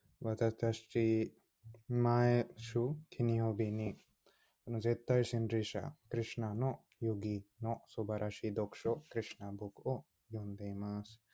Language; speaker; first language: Japanese; non-native, fluent; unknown